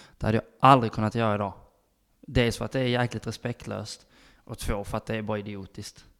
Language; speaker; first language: Swedish; native; Swedish